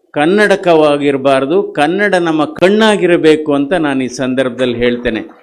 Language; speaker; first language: Kannada; native; Kannada